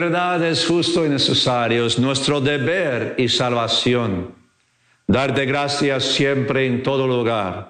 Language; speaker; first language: Spanish; non-native, fluent; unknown